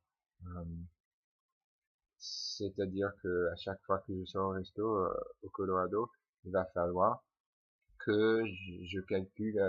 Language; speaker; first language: French; non-native, fluent; English